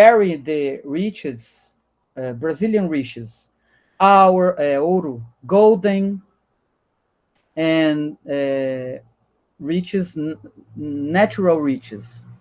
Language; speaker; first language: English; non-native, learner; Portuguese